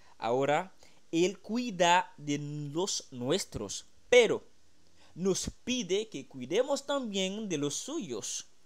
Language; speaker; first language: Spanish; non-native, fluent; Haitian Creole